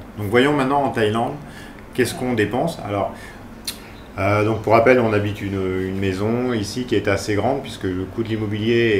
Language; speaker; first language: French; native; French